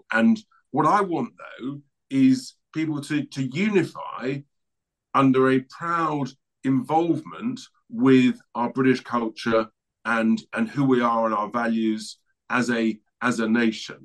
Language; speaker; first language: English; native; English